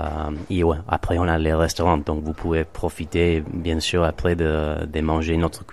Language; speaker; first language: French; non-native, fluent; Spanish